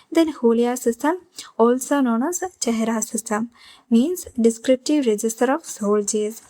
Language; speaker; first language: English; non-native, local second language; Malayalam